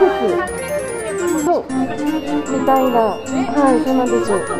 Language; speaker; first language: Japanese; native; Japanese